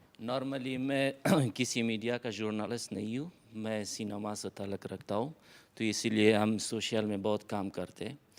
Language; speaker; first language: Hindi; non-native, fluent; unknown